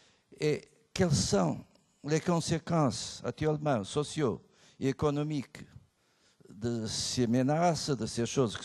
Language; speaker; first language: French; non-native, fluent; Portuguese